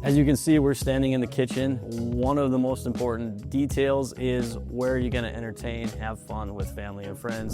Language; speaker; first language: English; native; English